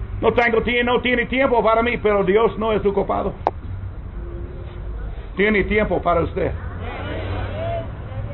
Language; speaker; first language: Spanish; non-native, fluent; English